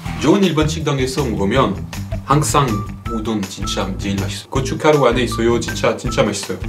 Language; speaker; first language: Korean; non-native, learner; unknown